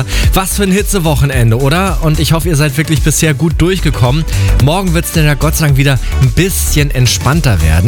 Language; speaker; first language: German; native; German